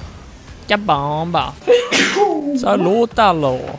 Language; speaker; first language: Italian; native; Italian